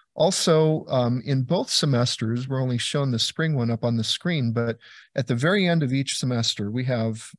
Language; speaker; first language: English; native; English